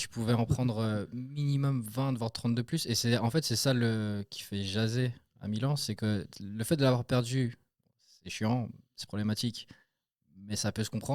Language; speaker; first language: French; native; French